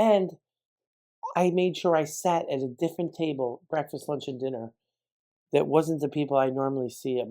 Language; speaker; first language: English; native; English